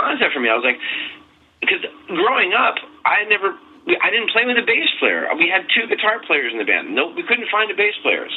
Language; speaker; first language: English; native; English